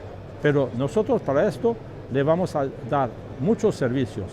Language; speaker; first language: Spanish; non-native, learner; French